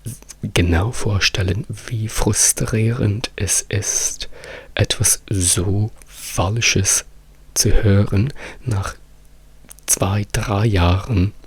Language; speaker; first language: German; non-native, fluent; Italian